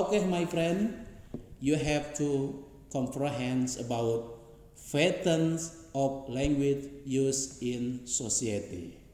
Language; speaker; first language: English; non-native, learner; Indonesian